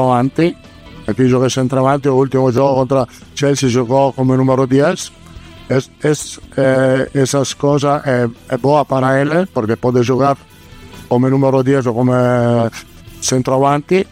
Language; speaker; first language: Portuguese; non-native, learner; Italian